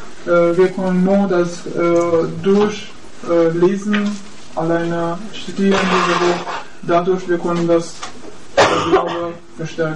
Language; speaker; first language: German; non-native, learner; Persian